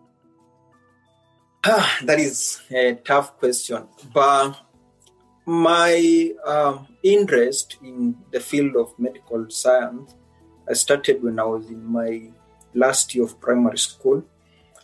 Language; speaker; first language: English; non-native, local second language; Luyia